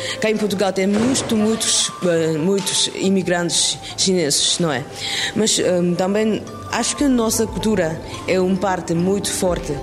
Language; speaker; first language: Portuguese; non-native, learner; Chinese